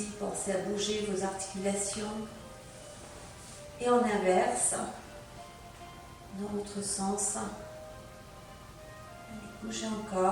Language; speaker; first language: French; native; French